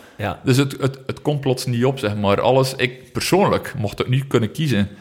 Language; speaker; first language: Dutch; native; Dutch